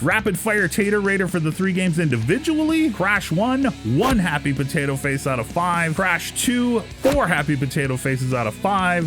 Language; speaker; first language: English; native; English